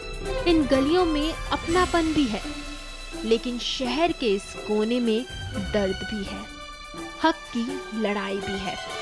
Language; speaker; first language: Hindi; native; Hindi